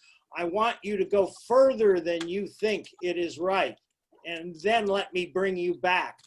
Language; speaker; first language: English; native; English